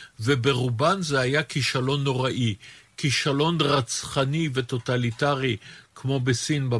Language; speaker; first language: Hebrew; native; Hebrew